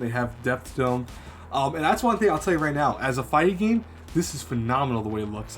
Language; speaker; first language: English; native; English